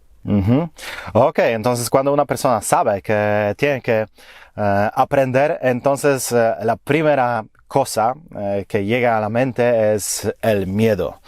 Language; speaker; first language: Spanish; non-native, fluent; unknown